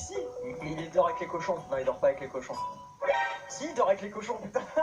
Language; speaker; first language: French; native; French